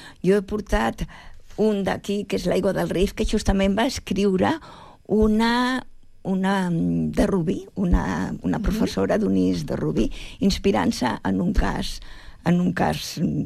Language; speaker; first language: Catalan; native; Catalan